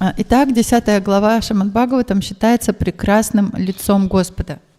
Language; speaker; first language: Russian; native; Russian